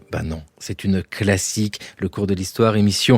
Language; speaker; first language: French; native; French